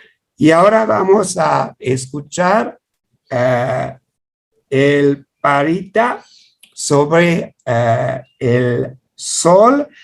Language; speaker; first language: Spanish; non-native, fluent; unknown